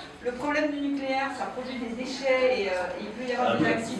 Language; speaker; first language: French; native; French